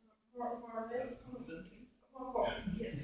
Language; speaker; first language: English; non-native, learner; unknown